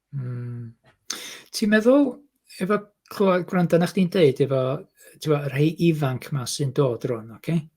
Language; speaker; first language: Welsh; native; Welsh